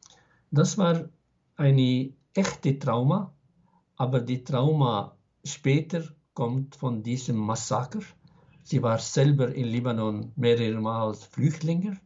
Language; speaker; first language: German; non-native, fluent; Arabic